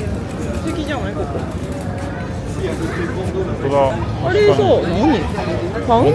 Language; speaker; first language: Japanese; native; Japanese